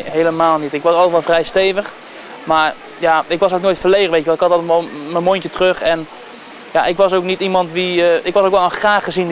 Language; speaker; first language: Dutch; native; Dutch